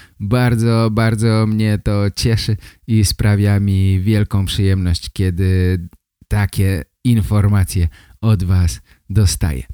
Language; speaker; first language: Polish; native; Polish